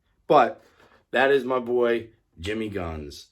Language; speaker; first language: English; native; English